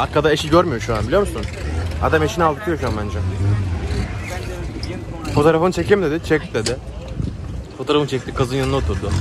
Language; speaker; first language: Turkish; native; Turkish